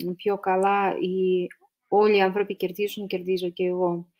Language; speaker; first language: Greek; non-native, fluent; Russian